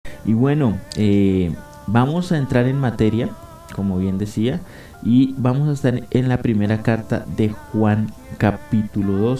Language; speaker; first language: Spanish; native; Spanish